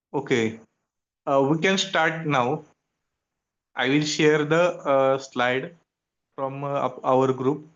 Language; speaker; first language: English; non-native, learner; Hindi